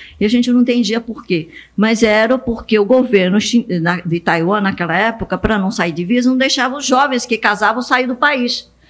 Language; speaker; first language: Portuguese; early bilingual, other home language; Japanese